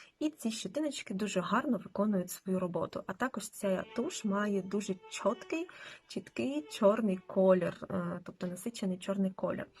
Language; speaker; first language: Ukrainian; native; Ukrainian